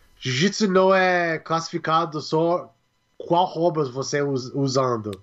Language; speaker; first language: Portuguese; non-native, learner; English